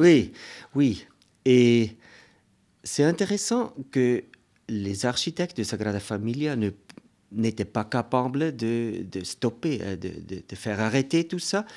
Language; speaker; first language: French; non-native, local second language; German